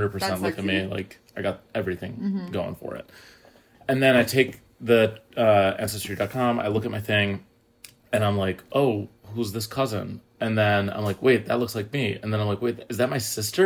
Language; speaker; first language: English; native; English